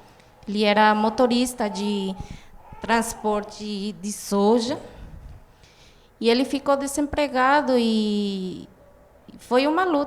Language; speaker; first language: Portuguese; non-native, fluent; Guarani